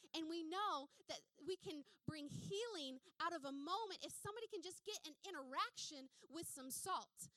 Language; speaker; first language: English; native; English